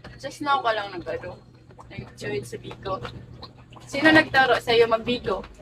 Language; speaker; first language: Filipino; non-native, local second language; Cebuano